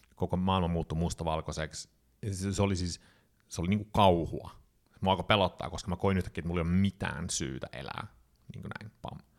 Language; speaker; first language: Finnish; early bilingual, heritage; Finnish